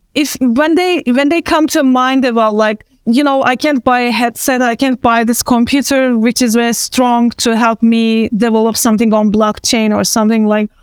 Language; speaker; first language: English; non-native, fluent; Turkish